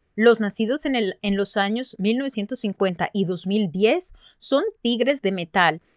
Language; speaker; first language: Spanish; early bilingual, other home language; English